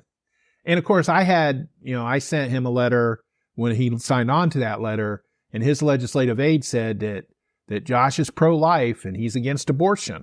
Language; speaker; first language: English; native; English